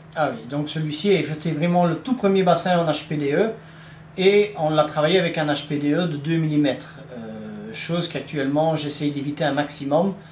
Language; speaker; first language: French; native; French